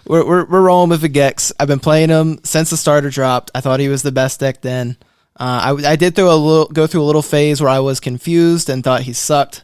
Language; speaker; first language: English; native; English